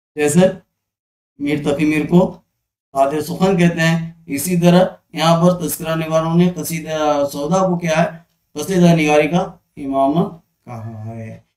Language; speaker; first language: Urdu; native; Urdu